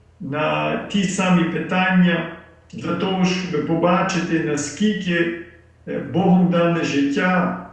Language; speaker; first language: Ukrainian; early bilingual, heritage; Ukrainian